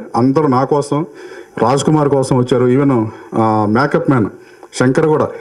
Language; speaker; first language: Telugu; native; Telugu